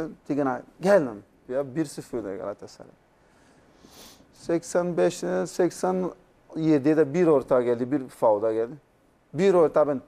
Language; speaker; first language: Turkish; non-native, learner; Portuguese